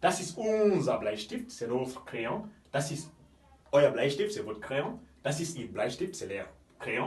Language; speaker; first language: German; non-native, fluent; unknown